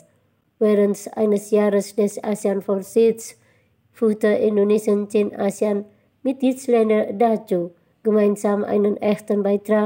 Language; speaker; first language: German; non-native, fluent; Indonesian